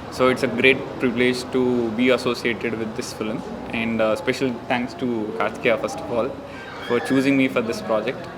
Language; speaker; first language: English; non-native, local second language; Telugu